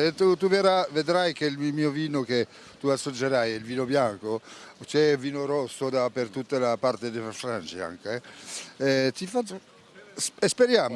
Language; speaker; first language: Italian; non-native, fluent; French